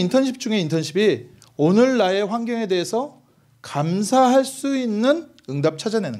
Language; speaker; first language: Korean; native; Korean